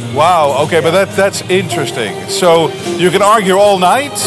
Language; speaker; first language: English; non-native, fluent; Dutch